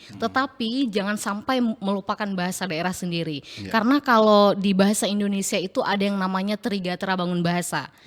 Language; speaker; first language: Indonesian; non-native, local second language; Achinese